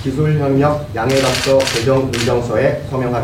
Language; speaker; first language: Korean; native; Korean